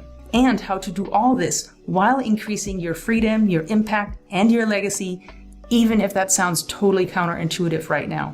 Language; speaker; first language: English; native; English